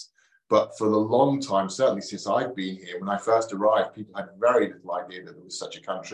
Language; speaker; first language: English; native; English